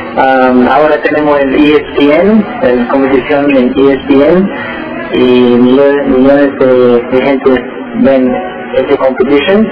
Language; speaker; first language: Spanish; early bilingual, heritage; Spanish